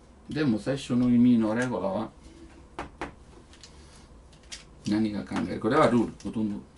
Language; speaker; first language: Japanese; non-native, learner; Italian